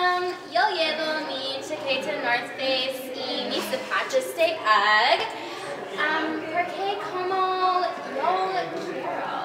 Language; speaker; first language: Spanish; non-native, learner; English